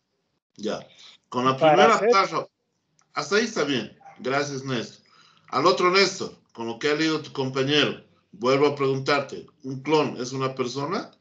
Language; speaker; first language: Spanish; native; Spanish